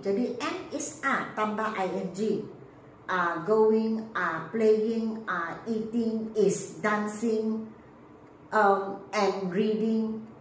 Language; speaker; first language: English; non-native, local second language; Malay